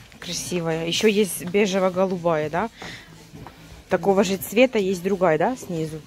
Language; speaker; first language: Russian; native; Russian